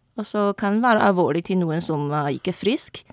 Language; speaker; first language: Norwegian; non-native, learner; Chinese